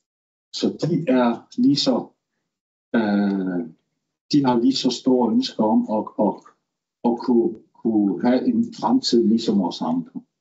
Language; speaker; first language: Danish; non-native, local second language; Kalaallisut